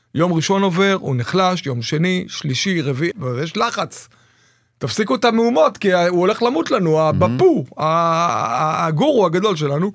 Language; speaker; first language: Hebrew; native; Hebrew